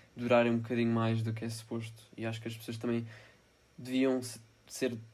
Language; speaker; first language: Portuguese; non-native, fluent; Italian